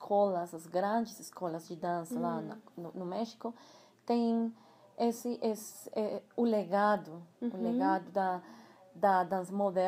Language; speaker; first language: Portuguese; non-native, fluent; Spanish